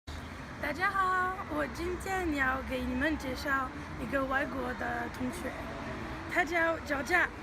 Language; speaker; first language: Chinese; non-native, learner; French